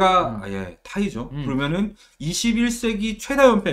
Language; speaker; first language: Korean; native; Korean